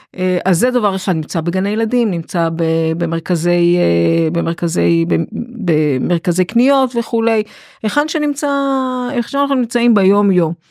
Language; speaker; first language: Hebrew; native; Hebrew